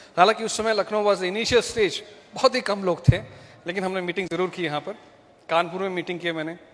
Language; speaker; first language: Hindi; non-native, local second language; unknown